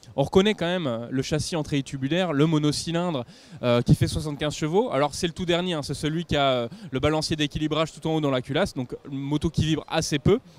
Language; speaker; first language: French; native; French